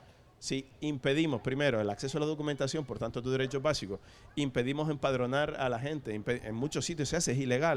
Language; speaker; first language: Spanish; native; Spanish